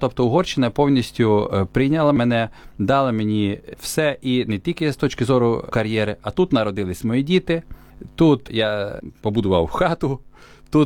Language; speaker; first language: Ukrainian; native; Ukrainian